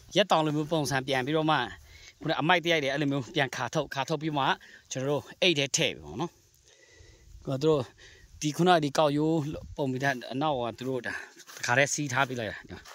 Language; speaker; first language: Burmese; non-native, local second language; Pa'o Karen